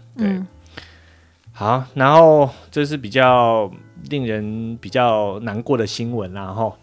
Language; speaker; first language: Chinese; native; Chinese